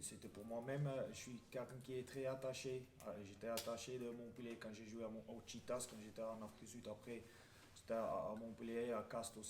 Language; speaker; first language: French; non-native, fluent; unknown